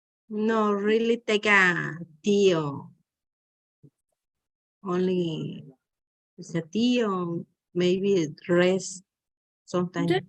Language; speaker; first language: English; non-native, learner; Spanish